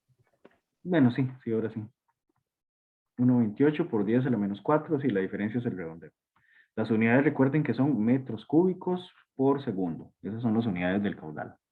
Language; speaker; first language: Spanish; native; Spanish